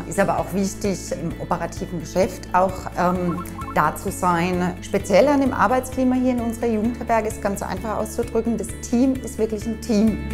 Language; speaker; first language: German; native; German